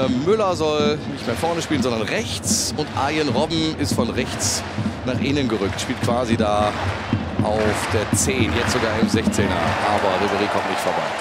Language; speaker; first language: German; native; German